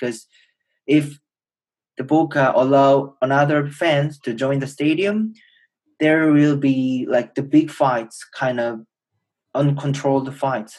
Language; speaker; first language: English; non-native, fluent; Korean